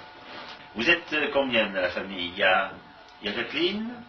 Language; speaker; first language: French; native; French